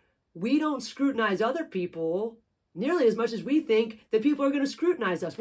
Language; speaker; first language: English; native; English